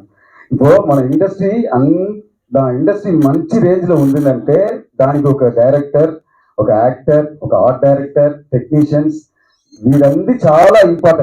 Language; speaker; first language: Telugu; non-native, fluent; Tamil